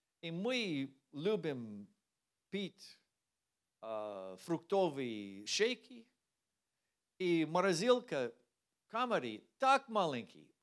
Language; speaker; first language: Russian; non-native, learner; English